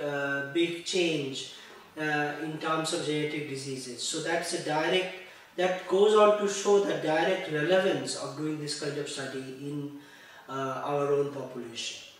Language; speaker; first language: English; non-native, local second language; Bangla